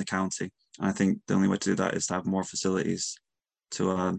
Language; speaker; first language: English; native; English